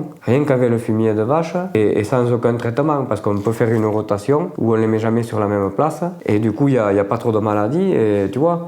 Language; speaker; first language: French; native; French